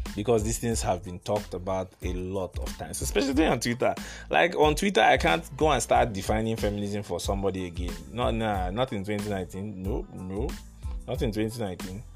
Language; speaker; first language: English; non-native, local second language; Igbo